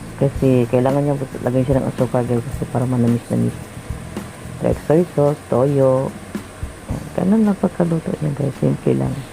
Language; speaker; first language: Filipino; non-native, local second language; Cebuano